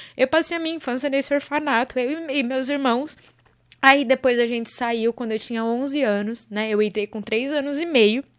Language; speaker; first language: Portuguese; early bilingual, other home language; Arabic